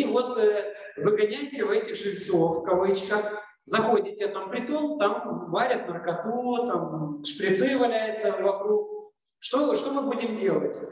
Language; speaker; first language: Russian; native; Russian